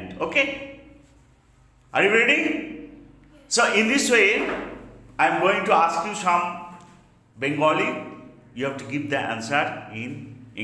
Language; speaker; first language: English; non-native, local second language; Bangla